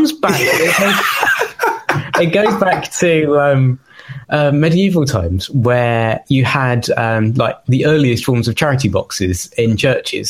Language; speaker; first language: English; native; English